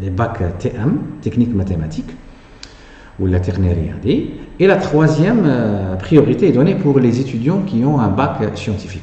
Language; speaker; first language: French; non-native, local second language; Arabic